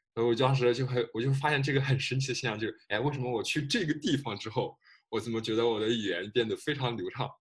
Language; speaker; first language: Chinese; native; Chinese